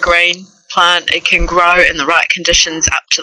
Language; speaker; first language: English; native; English